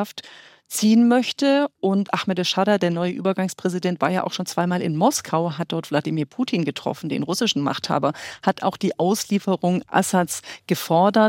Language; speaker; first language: German; native; German